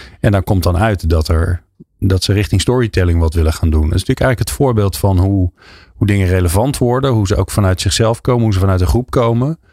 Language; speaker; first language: Dutch; native; Dutch